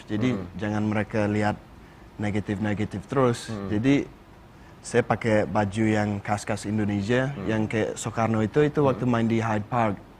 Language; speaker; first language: Indonesian; non-native, fluent; English